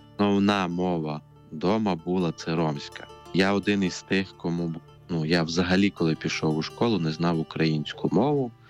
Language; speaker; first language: Ukrainian; non-native, local second language; Romany